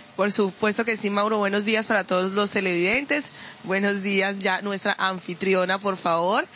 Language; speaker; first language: Spanish; native; Spanish